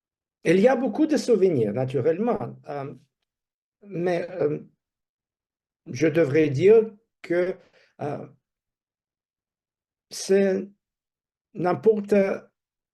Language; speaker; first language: French; non-native, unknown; Russian